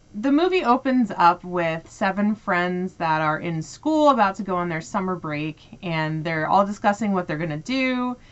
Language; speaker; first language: English; native; English